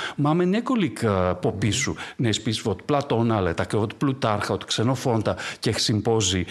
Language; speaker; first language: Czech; non-native, fluent; Greek